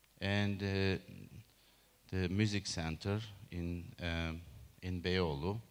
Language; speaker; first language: English; non-native, learner; Turkish